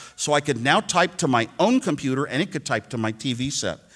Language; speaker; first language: English; native; English